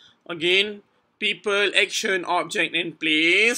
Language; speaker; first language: English; non-native, local second language; Malay